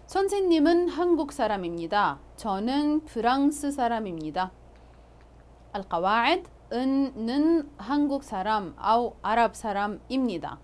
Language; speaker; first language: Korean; non-native, fluent; Arabic